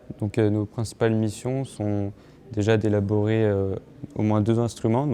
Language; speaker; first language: French; native; French